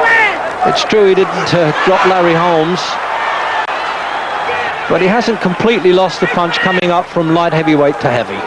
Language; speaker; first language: English; native; English